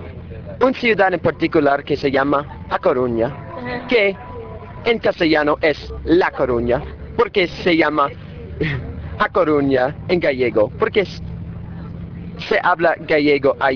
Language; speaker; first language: Spanish; non-native, learner; English